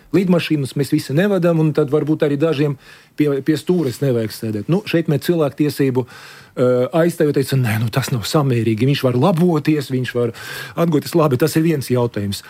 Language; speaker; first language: Latvian; non-native, local second language; Russian